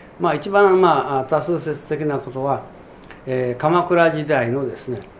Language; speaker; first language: Japanese; native; Japanese